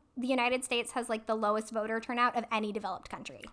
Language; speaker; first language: English; native; English